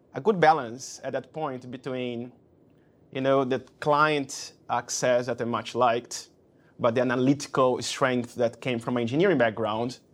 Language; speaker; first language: English; non-native, fluent; Portuguese